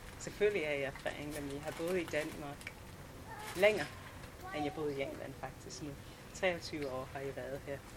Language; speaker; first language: Danish; non-native, fluent; English